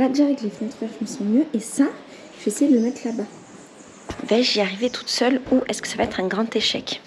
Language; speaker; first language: French; native; French